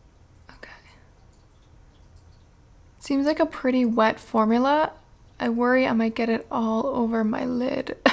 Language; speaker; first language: English; native; English